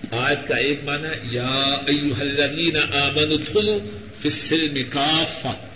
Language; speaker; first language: Urdu; non-native, local second language; Punjabi